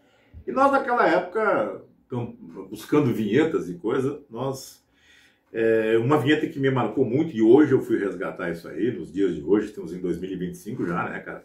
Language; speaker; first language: Portuguese; native; Portuguese